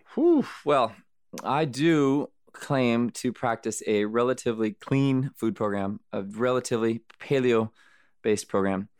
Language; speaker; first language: English; native; English